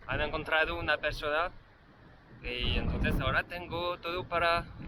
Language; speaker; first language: Spanish; non-native, learner; French